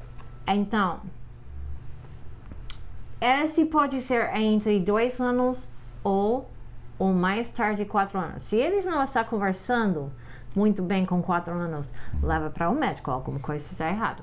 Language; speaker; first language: Portuguese; non-native, fluent; English